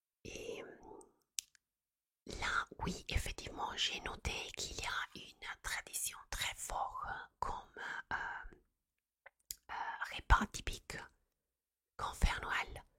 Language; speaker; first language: French; non-native, fluent; Italian